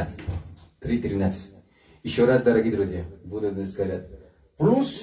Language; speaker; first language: Russian; non-native, learner; Spanish